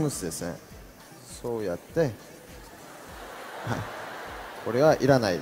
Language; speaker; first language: Japanese; non-native, fluent; Korean